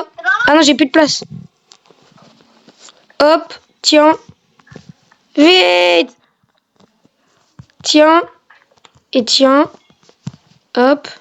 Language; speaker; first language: French; native; French